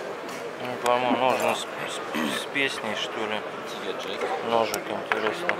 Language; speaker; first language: Russian; native; Russian